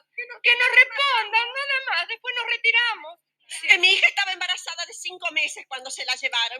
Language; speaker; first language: Spanish; native; Spanish